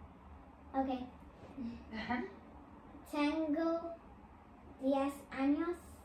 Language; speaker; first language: Spanish; non-native, learner; Arabic